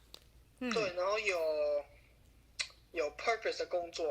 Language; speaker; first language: Chinese; early bilingual, heritage; English